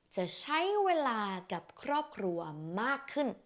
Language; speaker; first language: Thai; native; Thai